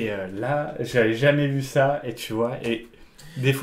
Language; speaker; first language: French; native; French